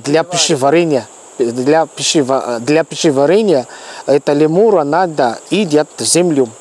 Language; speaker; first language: Russian; non-native, learner; Malagasy